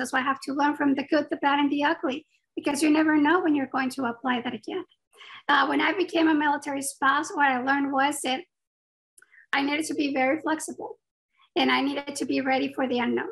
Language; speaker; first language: English; non-native, fluent; Spanish